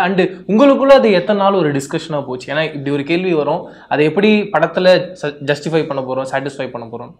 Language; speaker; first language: Tamil; native; Tamil